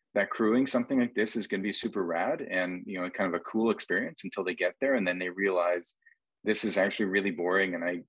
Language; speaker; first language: English; native; English